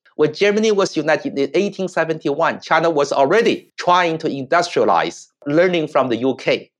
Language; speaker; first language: English; non-native, fluent; Chinese